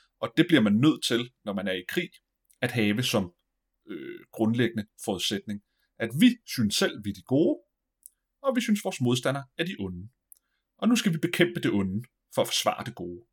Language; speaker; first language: Danish; native; Danish